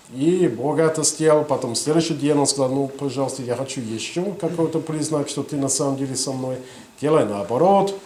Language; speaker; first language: Russian; non-native, fluent; English